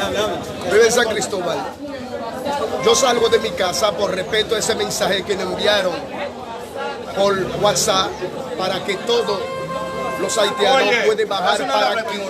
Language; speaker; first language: Spanish; non-native, learner; Haitian Creole